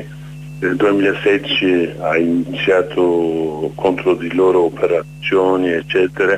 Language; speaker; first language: Italian; non-native, learner; Kurdish